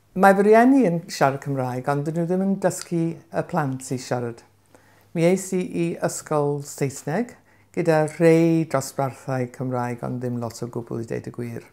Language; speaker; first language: Welsh; non-native, local second language; English